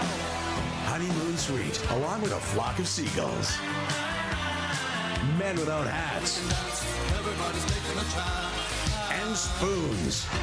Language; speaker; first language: English; native; English